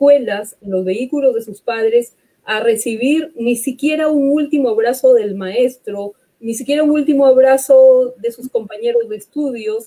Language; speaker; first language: Spanish; native; Spanish